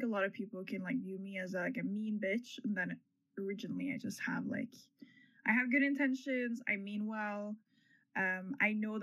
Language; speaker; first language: English; non-native, fluent; Norwegian